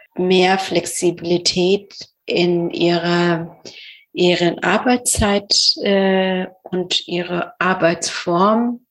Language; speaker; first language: German; non-native, fluent; Persian